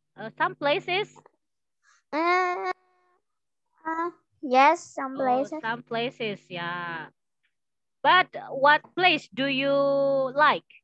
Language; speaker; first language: English; non-native, learner; Indonesian